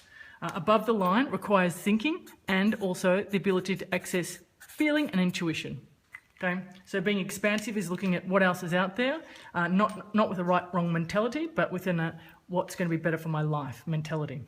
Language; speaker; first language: English; native; English